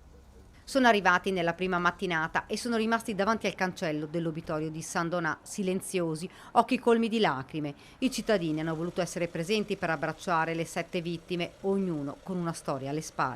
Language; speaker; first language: Italian; native; Italian